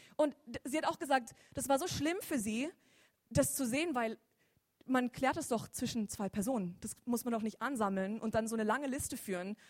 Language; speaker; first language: German; native; German